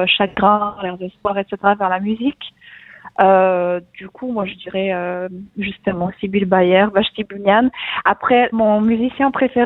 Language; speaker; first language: French; non-native, fluent; Polish